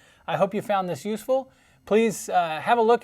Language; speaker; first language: English; native; English